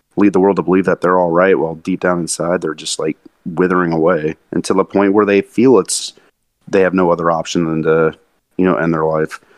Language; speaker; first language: English; native; English